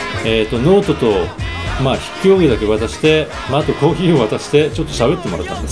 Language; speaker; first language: Japanese; native; Japanese